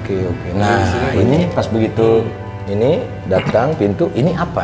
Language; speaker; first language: Indonesian; native; Indonesian